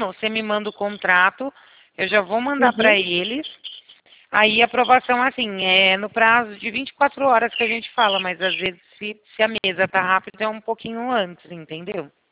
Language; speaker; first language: Portuguese; native; Portuguese